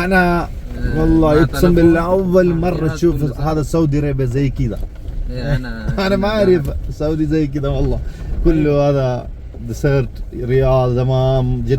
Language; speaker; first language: Arabic; non-native, learner; Malayalam